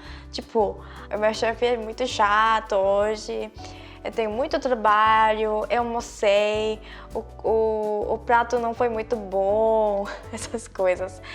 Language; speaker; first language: Portuguese; non-native, fluent; Korean